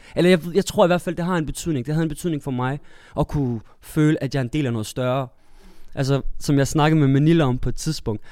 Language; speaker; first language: Danish; early bilingual, other home language; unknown